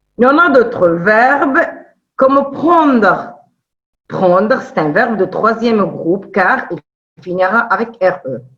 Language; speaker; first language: French; non-native, local second language; Arabic